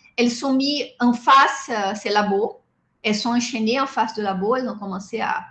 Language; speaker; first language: French; non-native, fluent; Portuguese